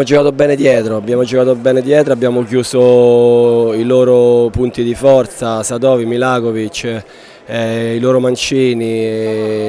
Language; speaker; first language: Italian; native; Italian